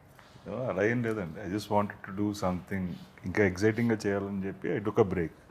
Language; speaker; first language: Telugu; native; Telugu